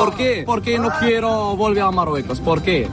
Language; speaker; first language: Spanish; non-native, learner; Arabic